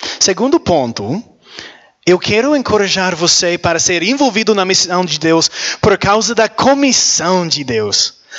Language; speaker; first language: Portuguese; non-native, learner; English